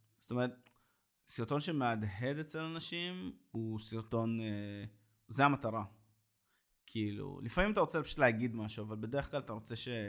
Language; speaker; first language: Hebrew; native; Hebrew